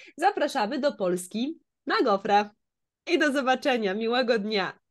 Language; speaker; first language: Polish; native; Polish